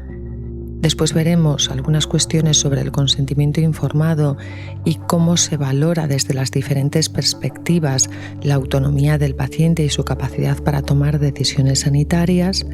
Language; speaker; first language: Spanish; native; Spanish